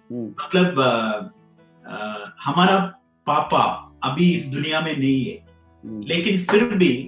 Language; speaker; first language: Hindi; non-native, local second language; Malayalam